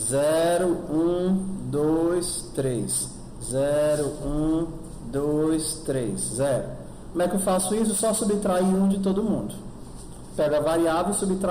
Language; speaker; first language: Portuguese; native; Portuguese